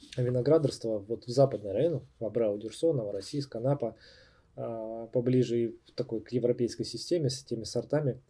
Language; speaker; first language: Russian; native; Russian